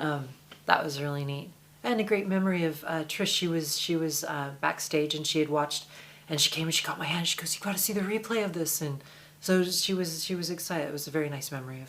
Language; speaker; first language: English; native; English